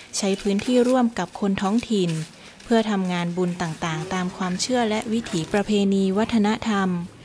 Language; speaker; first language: Thai; native; Thai